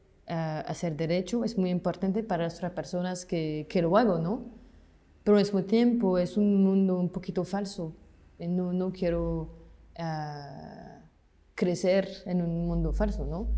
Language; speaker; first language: Spanish; non-native, fluent; French